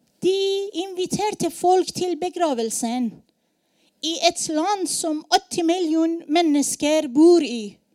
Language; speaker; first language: Norwegian; non-native, learner; Persian